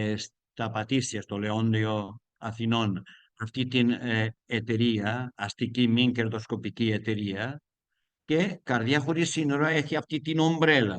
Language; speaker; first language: Greek; non-native, learner; Spanish